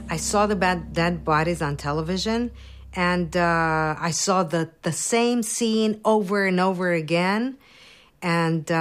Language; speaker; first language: English; non-native, fluent; Romanian